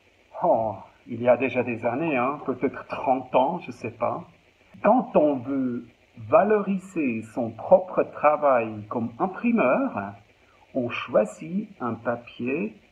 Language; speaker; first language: French; non-native, local second language; German